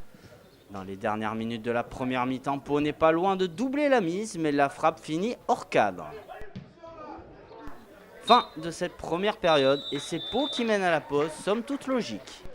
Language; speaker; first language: French; native; French